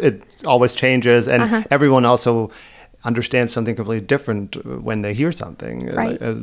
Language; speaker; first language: English; non-native, fluent; German